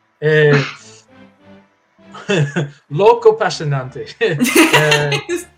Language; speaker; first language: Portuguese; non-native, learner; English